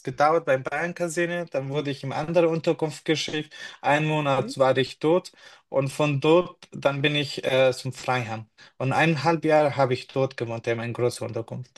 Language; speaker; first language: German; non-native, fluent; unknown